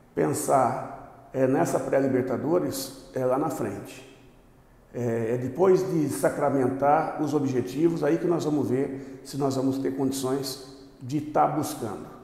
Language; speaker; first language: Portuguese; native; Portuguese